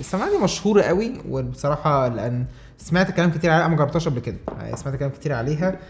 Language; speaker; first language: Arabic; native; Arabic